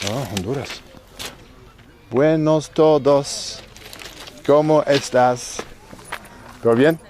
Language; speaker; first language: Spanish; non-native, learner; English